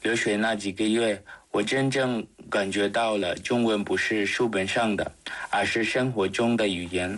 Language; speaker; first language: Chinese; non-native, fluent; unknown